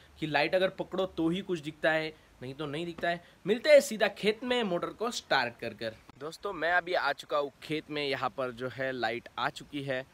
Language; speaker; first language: Hindi; non-native, local second language; Marathi